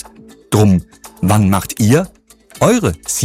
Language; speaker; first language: German; native; German